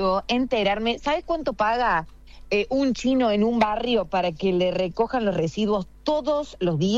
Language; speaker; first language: Spanish; native; Spanish